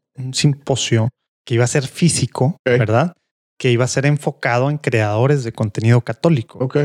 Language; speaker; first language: Spanish; native; Spanish